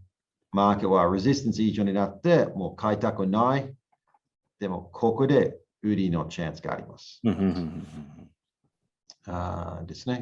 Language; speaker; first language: Japanese; non-native, learner; English